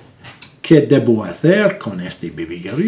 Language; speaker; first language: Spanish; non-native, learner; English